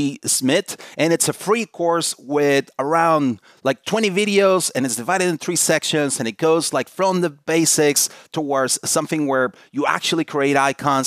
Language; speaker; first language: English; non-native, fluent; Spanish